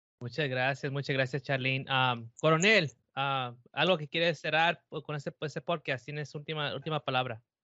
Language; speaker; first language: Spanish; early bilingual, heritage; Spanish